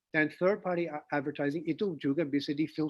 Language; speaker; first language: Indonesian; non-native, fluent; English